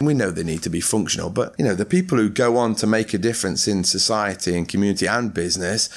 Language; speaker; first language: English; native; English